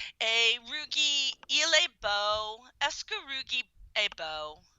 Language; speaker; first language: French; non-native, fluent; English